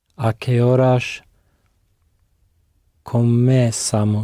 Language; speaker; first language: Portuguese; non-native, learner; English